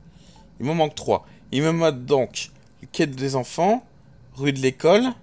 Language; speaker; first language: French; native; French